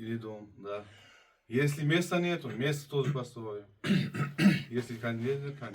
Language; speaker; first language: Russian; non-native, fluent; Uzbek